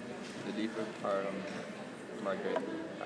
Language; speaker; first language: French; non-native, fluent; English